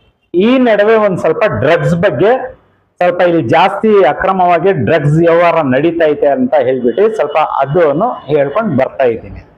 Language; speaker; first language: Kannada; native; Kannada